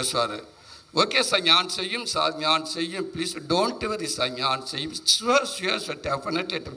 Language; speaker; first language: Tamil; native; Tamil